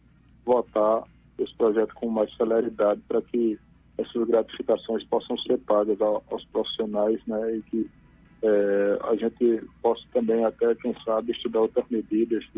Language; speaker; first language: Portuguese; native; Portuguese